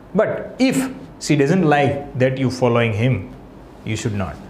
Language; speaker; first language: English; non-native, local second language; Gujarati